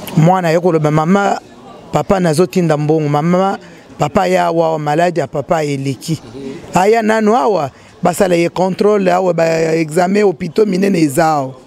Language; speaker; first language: Lingala; native; Lingala